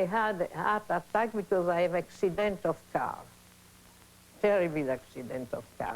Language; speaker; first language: English; non-native, learner; Italian